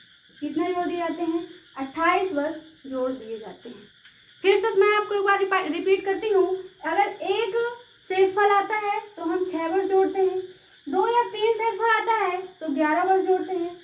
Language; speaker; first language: Hindi; native; Hindi